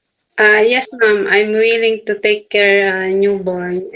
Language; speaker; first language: English; non-native, learner; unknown